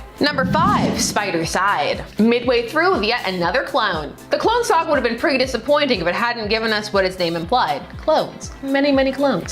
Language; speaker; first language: English; native; English